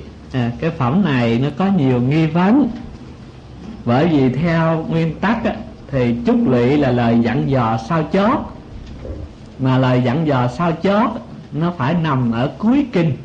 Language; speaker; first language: Vietnamese; native; Vietnamese